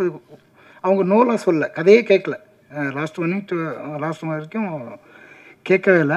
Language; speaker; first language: Tamil; native; Tamil